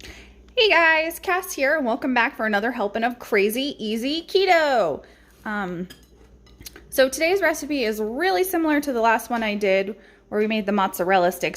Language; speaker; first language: English; native; English